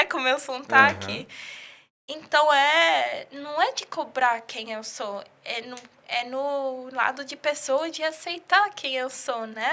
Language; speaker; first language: Portuguese; early bilingual, heritage; English